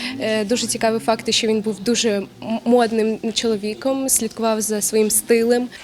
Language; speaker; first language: Ukrainian; native; Ukrainian